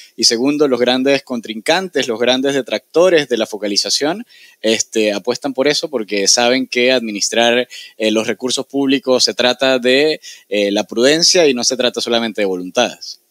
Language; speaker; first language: Spanish; native; Spanish